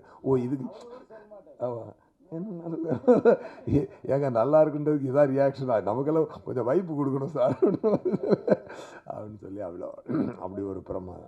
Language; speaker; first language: Tamil; native; Tamil